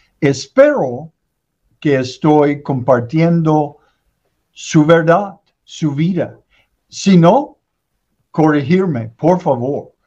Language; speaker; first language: Spanish; non-native, learner; English